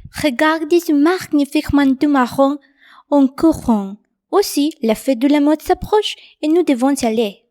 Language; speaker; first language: French; non-native, learner; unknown